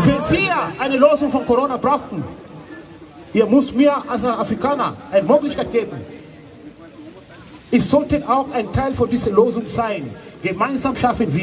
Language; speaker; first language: German; non-native, fluent; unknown